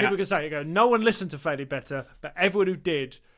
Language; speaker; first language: English; native; English